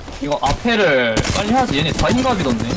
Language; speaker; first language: Korean; native; Korean